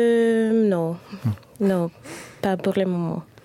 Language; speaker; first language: French; non-native, fluent; Spanish